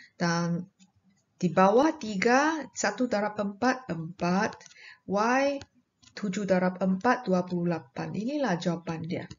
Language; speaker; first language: Malay; non-native, local second language; Chinese